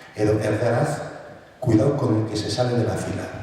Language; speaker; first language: Spanish; native; Spanish